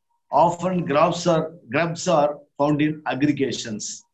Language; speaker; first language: English; non-native, local second language; Tamil